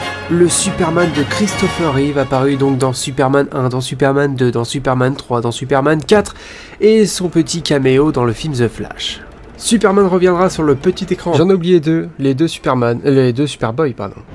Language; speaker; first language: French; native; French